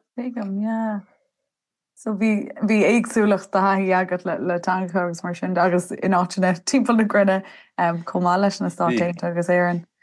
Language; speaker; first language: Irish; non-native, local second language; English